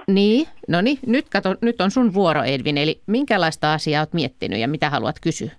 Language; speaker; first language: Finnish; native; Finnish